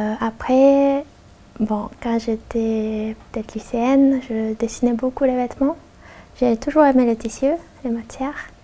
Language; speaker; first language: French; non-native, fluent; Japanese